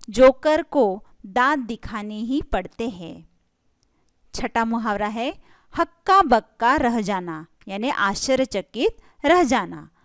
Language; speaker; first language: Hindi; non-native, local second language; Marathi